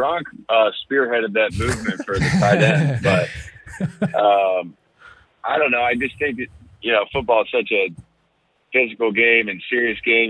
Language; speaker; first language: English; native; English